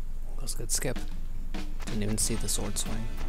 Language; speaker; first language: English; native; English